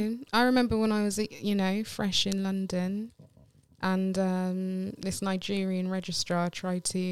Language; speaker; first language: English; native; English